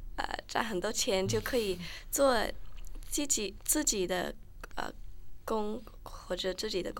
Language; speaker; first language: Chinese; early bilingual, heritage; Chinese